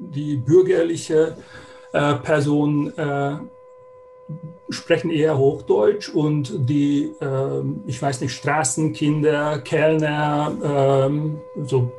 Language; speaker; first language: German; non-native, fluent; Hungarian